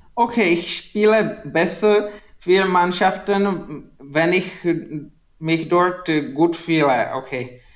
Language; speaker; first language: German; non-native, learner; Czech